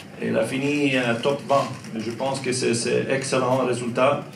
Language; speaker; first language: French; non-native, learner; Croatian